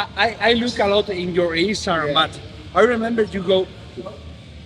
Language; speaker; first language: English; non-native, learner; Spanish